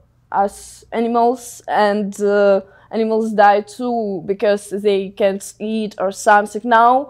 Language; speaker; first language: English; non-native, learner; Ukrainian